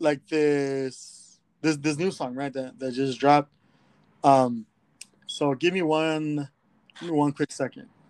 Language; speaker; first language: English; early bilingual, other home language; Spanish